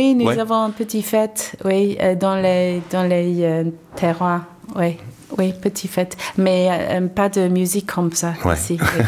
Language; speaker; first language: French; non-native, learner; English